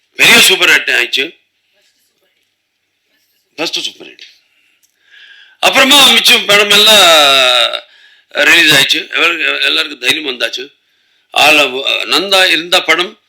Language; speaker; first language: Tamil; non-native, local second language; Telugu